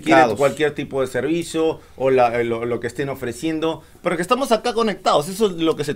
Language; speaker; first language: Spanish; native; Spanish